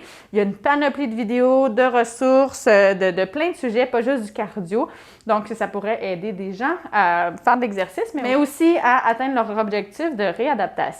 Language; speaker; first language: French; native; French